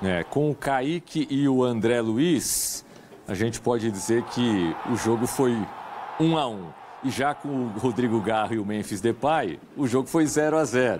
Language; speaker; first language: Portuguese; native; Portuguese